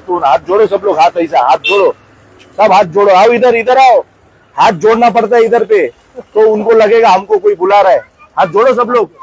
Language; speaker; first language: Hindi; non-native, local second language; Marathi